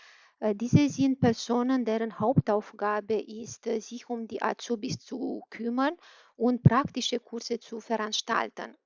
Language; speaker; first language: German; non-native, fluent; Romanian